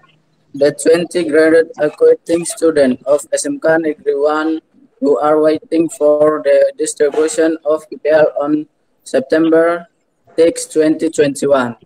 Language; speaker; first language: English; non-native, learner; Indonesian